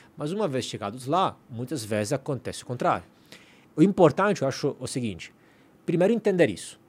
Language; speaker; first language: Portuguese; non-native, fluent; Italian